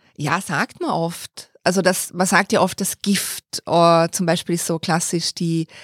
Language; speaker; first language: German; native; German